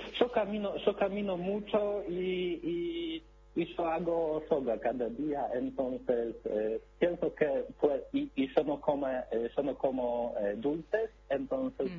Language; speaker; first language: Spanish; non-native, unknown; Polish